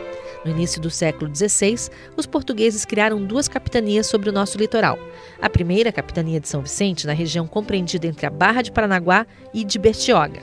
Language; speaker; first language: Portuguese; native; Portuguese